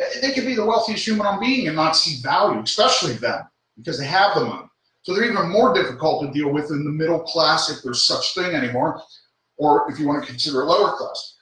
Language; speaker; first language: English; native; English